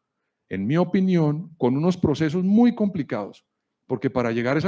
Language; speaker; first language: Spanish; native; Spanish